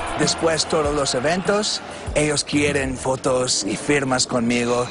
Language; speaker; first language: Spanish; non-native, learner; English